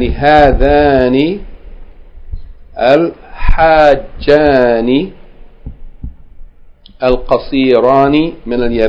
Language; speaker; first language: Arabic; non-native, fluent; English